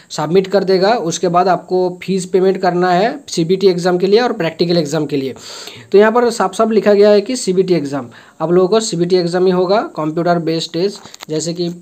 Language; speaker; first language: Hindi; non-native, local second language; Bangla